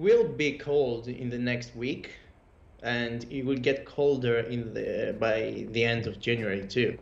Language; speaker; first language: English; non-native, fluent; Greek